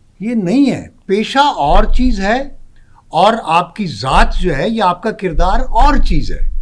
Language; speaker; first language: Urdu; non-native, local second language; Pashto